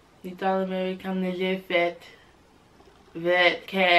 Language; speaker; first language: Dutch; non-native, learner; English